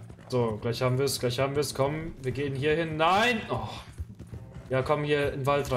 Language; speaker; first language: German; native; German